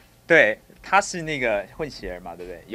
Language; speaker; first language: Chinese; native; Chinese